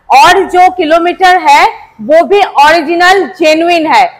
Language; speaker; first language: Hindi; non-native, local second language; Bangla